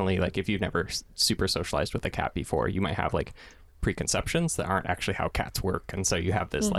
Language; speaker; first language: English; native; English